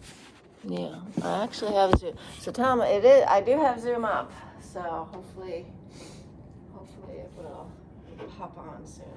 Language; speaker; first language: English; native; English